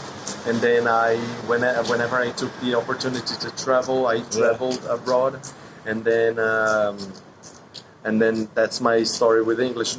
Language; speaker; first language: English; non-native, fluent; Portuguese